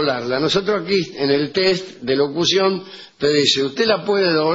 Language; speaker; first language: Spanish; native; Spanish